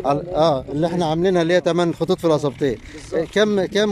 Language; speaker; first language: Arabic; native; Arabic